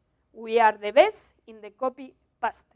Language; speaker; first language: English; non-native, learner; Spanish